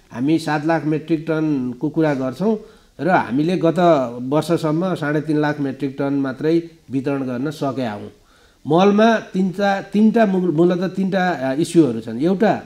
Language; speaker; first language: Nepali; native; Nepali